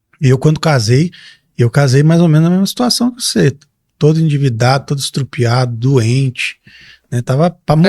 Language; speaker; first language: Portuguese; native; Portuguese